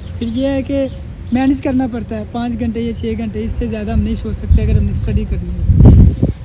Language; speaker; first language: Hindi; non-native, local second language; Punjabi